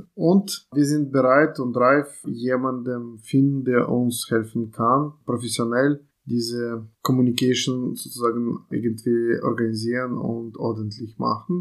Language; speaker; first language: German; non-native, fluent; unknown